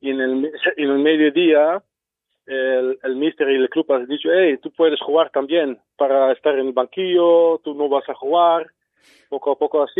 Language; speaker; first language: Spanish; non-native, fluent; Dutch